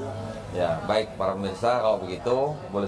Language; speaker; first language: Indonesian; native; Indonesian